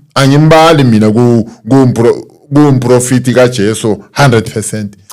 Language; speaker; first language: Zulu; native; Zulu